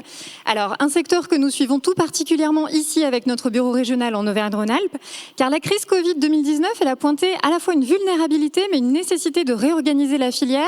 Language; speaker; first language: French; native; French